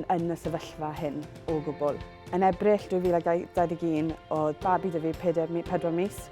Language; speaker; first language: Welsh; native; Welsh